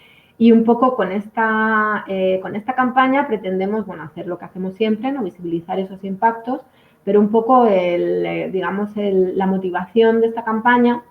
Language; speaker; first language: Spanish; native; Spanish